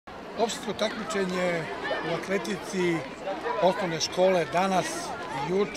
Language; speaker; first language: Serbian; native; Serbian